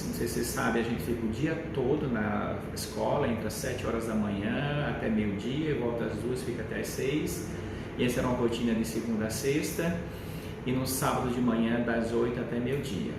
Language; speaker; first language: Portuguese; native; Portuguese